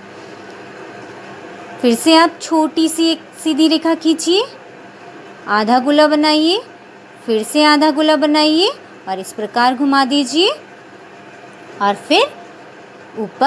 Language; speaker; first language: Hindi; native; Hindi